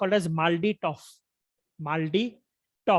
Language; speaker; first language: English; non-native, local second language; Marathi